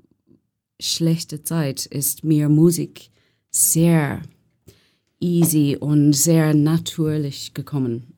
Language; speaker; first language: German; non-native, learner; English